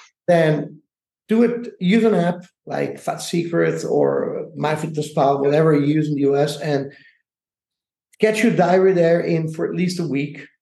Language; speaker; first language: English; non-native, fluent; Italian